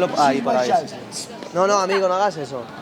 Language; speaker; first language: Spanish; native; Spanish